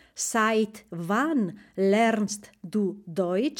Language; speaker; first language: German; non-native, fluent; Spanish